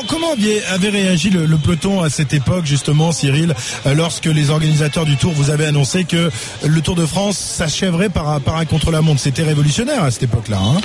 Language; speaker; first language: French; native; French